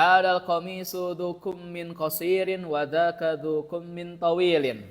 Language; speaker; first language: Arabic; non-native, fluent; Indonesian